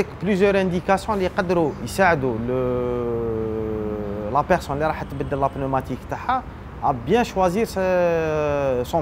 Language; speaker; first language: French; non-native, local second language; Arabic